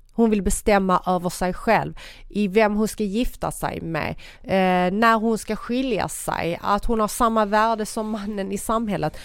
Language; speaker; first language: Swedish; early bilingual, other home language; Persian